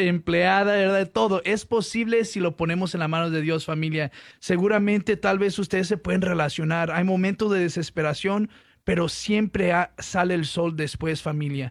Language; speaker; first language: Spanish; early bilingual, heritage; Spanish